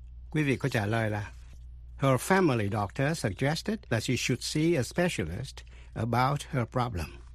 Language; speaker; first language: English; non-native, fluent; Vietnamese